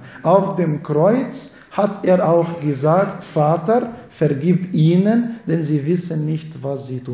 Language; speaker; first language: German; non-native, fluent; Arabic